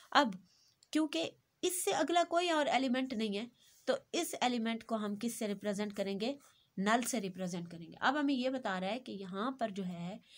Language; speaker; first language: Urdu; native; Urdu